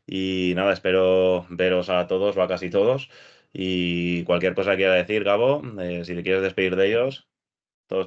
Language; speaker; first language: Spanish; native; Spanish